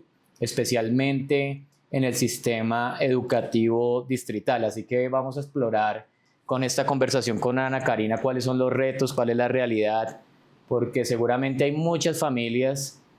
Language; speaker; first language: Spanish; native; Spanish